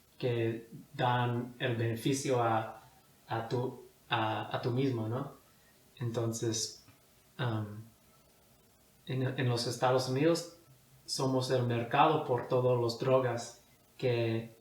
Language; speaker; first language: Spanish; non-native, fluent; English